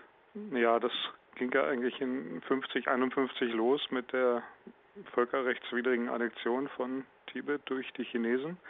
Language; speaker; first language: German; native; German